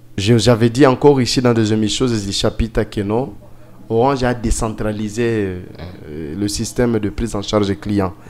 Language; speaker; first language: French; non-native, local second language; Swahili